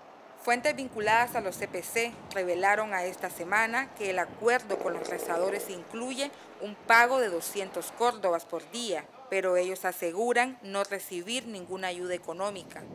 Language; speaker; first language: Spanish; native; Spanish